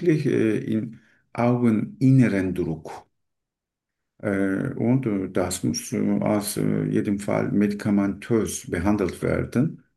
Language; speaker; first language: German; non-native, learner; Turkish